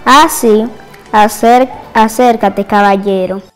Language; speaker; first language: Spanish; native; Spanish